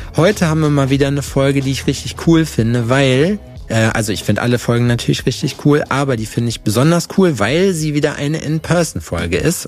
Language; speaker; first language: German; native; German